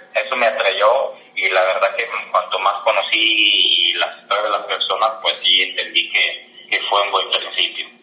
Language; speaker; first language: Spanish; non-native, fluent; Italian